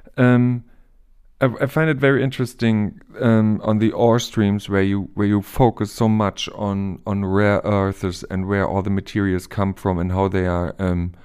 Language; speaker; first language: English; non-native, fluent; German